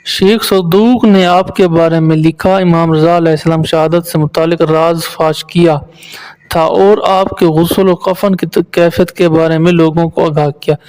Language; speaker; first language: Urdu; native; Urdu